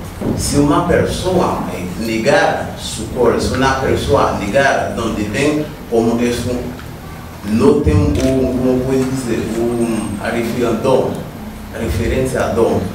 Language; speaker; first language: Portuguese; non-native, learner; Haitian Creole